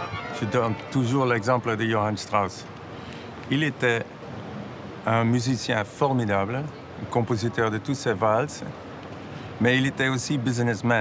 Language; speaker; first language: French; non-native, fluent; Dutch